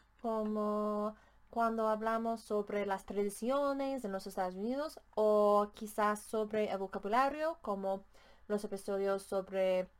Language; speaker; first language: Spanish; non-native, learner; English